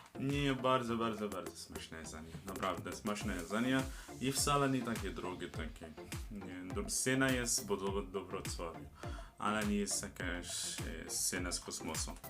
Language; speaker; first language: Polish; non-native, learner; Arabic